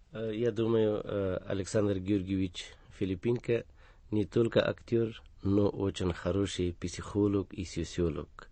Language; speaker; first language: Russian; non-native, learner; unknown